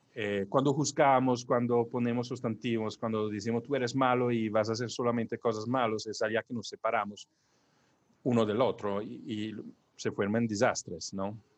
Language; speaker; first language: Spanish; non-native, fluent; Italian